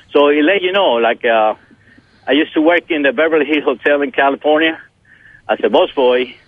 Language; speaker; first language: English; non-native, fluent; Spanish